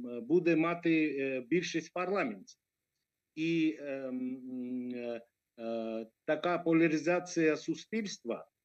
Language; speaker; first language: Ukrainian; non-native, fluent; Georgian